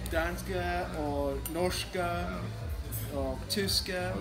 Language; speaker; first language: Swedish; non-native, learner; Italian